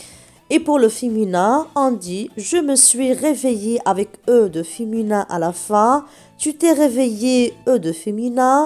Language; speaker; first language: French; non-native, local second language; Arabic